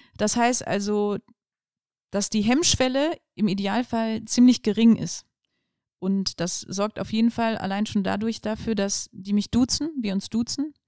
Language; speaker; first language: German; native; German